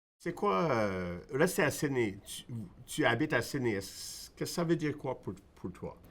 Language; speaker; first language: French; non-native, local second language; English